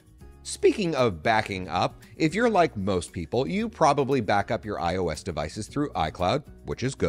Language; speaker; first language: English; native; English